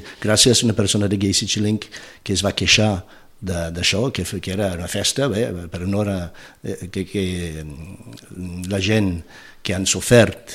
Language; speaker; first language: Catalan; non-native, fluent; English